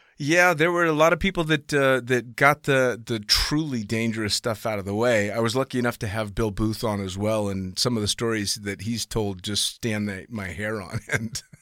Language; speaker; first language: English; native; English